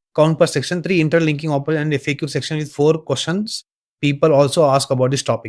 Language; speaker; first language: English; non-native, local second language; Kannada